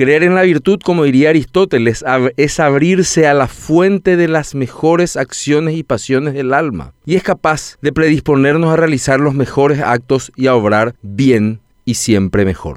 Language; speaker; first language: Spanish; native; Spanish